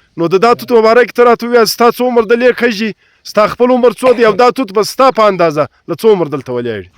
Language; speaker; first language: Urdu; non-native, local second language; Pashto